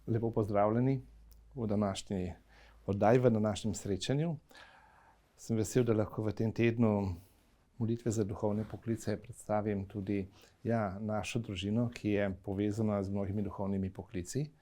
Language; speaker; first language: Slovenian; native; Slovenian